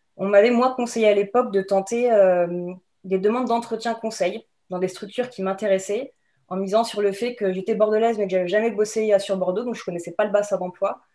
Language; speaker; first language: French; native; French